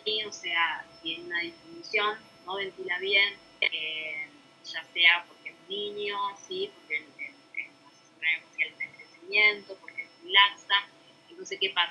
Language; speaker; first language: Spanish; native; Spanish